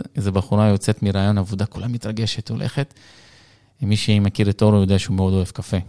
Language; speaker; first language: Hebrew; early bilingual, other home language; Russian